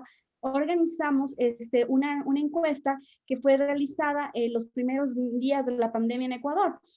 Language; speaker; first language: Spanish; native; Spanish